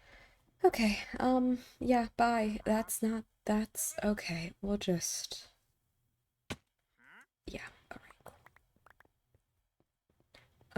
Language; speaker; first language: English; native; English